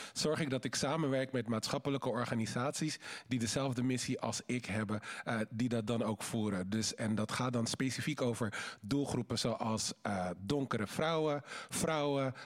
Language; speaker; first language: Dutch; native; Dutch